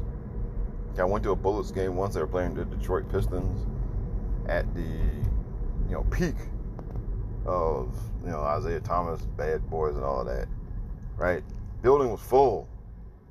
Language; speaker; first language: English; native; English